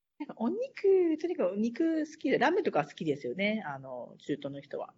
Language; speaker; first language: Japanese; native; Japanese